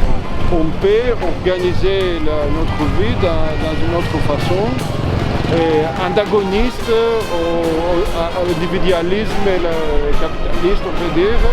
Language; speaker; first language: French; non-native, fluent; Greek